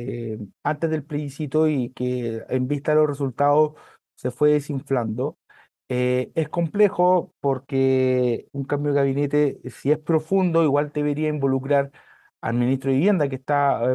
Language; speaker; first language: Spanish; native; Spanish